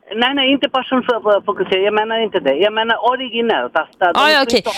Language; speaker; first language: Swedish; non-native, fluent; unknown